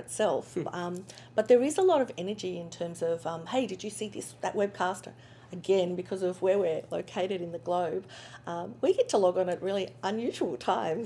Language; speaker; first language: English; native; English